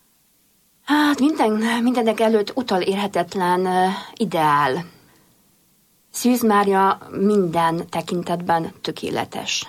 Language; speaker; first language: Hungarian; non-native, fluent; Polish